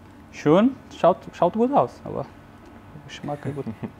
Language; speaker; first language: German; non-native, learner; Portuguese